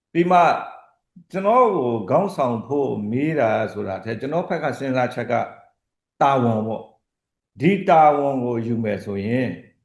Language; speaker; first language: Burmese; non-native, local second language; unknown